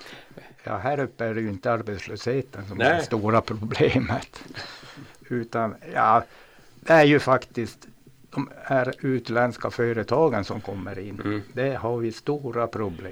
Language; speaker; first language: Swedish; native; Swedish